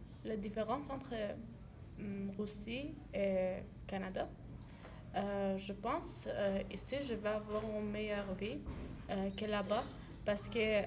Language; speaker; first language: French; non-native, learner; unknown